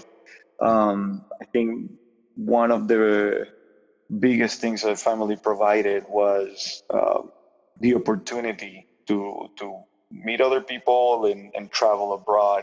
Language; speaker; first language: English; non-native, fluent; Spanish